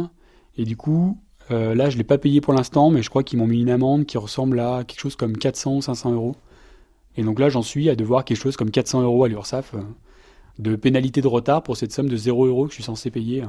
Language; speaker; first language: French; native; French